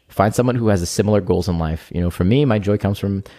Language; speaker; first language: English; non-native, fluent; Hebrew